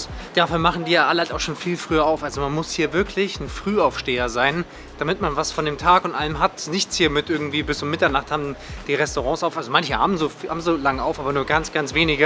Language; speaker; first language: German; native; German